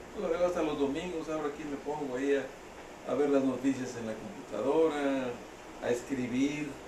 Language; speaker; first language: Spanish; native; Spanish